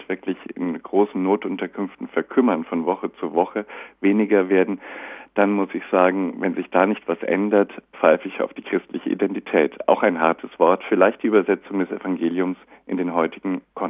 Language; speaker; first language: German; native; German